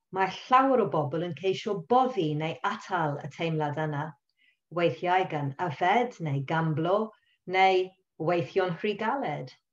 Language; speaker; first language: Welsh; non-native, local second language; English